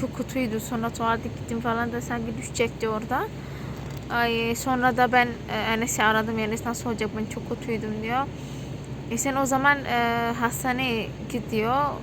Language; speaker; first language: Turkish; non-native, learner; Indonesian